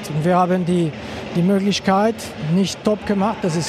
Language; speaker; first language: German; non-native, local second language; French